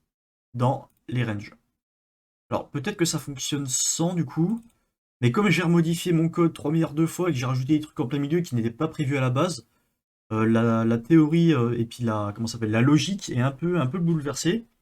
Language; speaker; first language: French; native; French